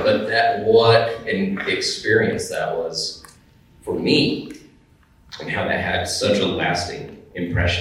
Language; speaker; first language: English; native; English